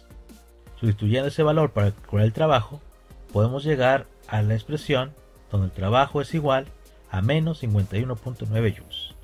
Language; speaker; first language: Spanish; native; Spanish